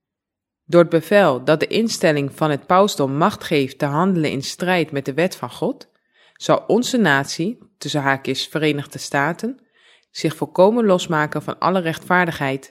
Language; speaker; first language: Dutch; native; Dutch